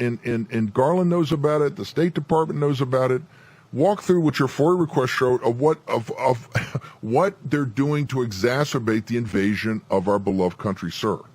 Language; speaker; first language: English; native; English